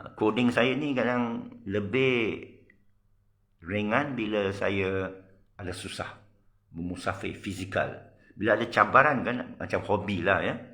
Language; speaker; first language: Malay; non-native, local second language; Chinese